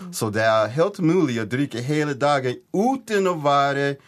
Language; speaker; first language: Norwegian; non-native, fluent; English